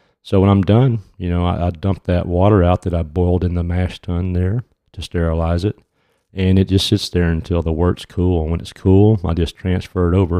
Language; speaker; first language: English; native; English